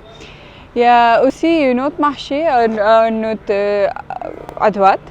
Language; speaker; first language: French; non-native, fluent; Hindi